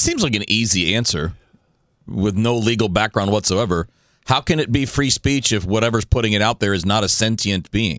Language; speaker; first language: English; native; English